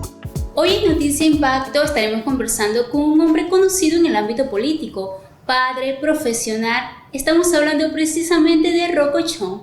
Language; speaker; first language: Spanish; native; Spanish